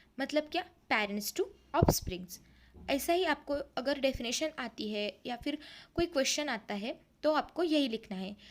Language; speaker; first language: Hindi; non-native, local second language; Marathi